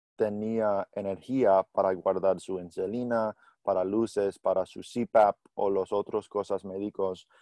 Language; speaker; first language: Spanish; non-native, learner; English